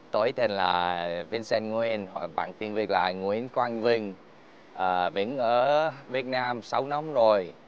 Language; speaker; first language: Vietnamese; non-native, learner; Dutch